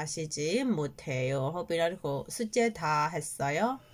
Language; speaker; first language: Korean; non-native, fluent; Burmese